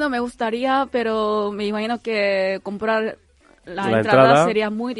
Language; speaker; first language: Spanish; non-native, fluent; Korean